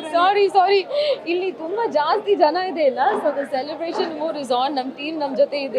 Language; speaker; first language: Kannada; non-native, learner; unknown